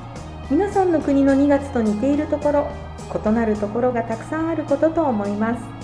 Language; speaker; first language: Japanese; native; Japanese